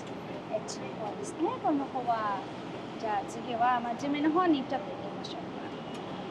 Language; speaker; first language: Japanese; non-native, fluent; Filipino